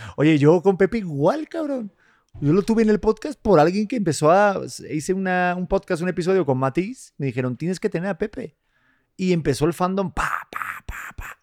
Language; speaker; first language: Spanish; native; Spanish